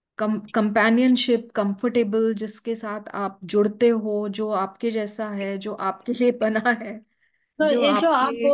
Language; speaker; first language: Hindi; native; Hindi